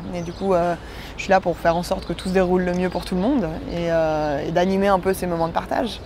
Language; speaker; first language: French; native; French